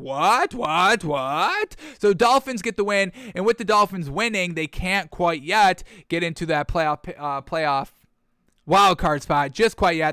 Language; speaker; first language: English; native; English